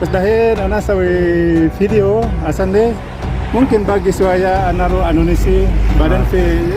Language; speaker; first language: Arabic; non-native, learner; Indonesian